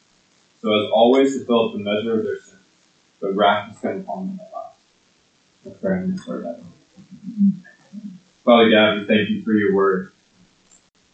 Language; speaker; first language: English; native; English